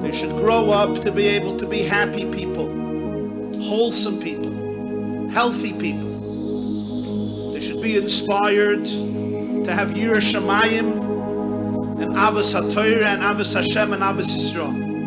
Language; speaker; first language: English; native; English